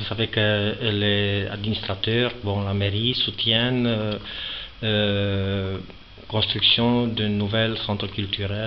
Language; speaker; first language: French; non-native, fluent; Romanian